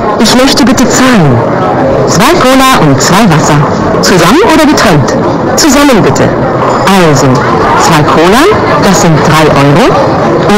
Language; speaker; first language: German; non-native, fluent; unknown